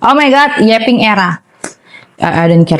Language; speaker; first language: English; non-native, learner; Indonesian